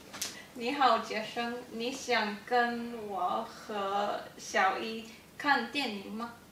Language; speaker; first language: Chinese; non-native, learner; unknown